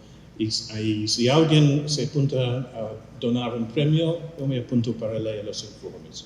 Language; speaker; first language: Spanish; non-native, fluent; English